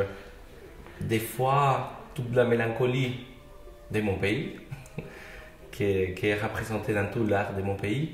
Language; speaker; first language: French; non-native, fluent; Spanish